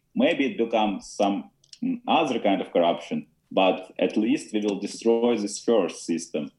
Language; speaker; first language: English; non-native, learner; Ukrainian